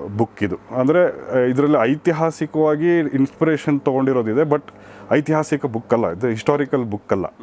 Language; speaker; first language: Kannada; native; Kannada